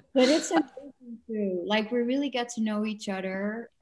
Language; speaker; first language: English; non-native, fluent; Dutch